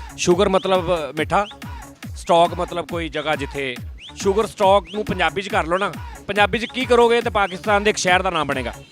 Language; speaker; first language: Punjabi; native; Punjabi